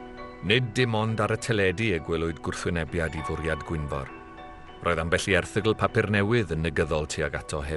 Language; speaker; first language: Welsh; native; Welsh